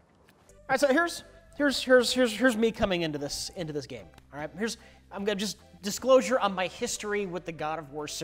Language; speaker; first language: English; native; English